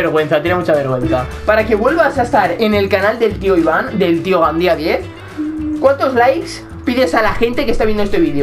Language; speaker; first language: Spanish; native; Spanish